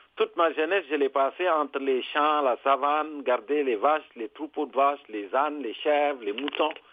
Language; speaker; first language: French; non-native, local second language; Serer